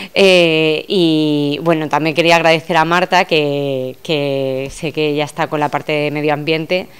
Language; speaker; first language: Spanish; native; Spanish